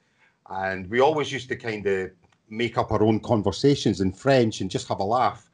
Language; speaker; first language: English; native; English